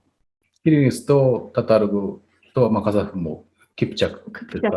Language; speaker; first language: Japanese; non-native, fluent; Tatar